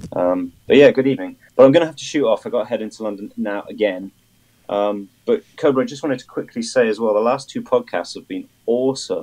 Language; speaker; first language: English; native; English